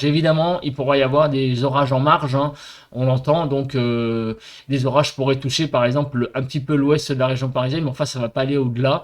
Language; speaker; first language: French; native; French